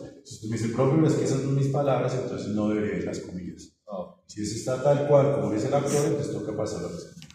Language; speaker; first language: Spanish; native; Spanish